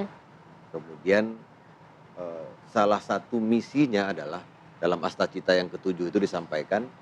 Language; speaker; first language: Indonesian; native; Indonesian